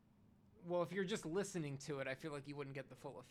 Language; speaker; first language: English; native; English